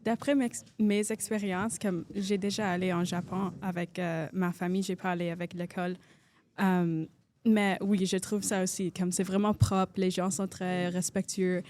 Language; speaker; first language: French; non-native, local second language; English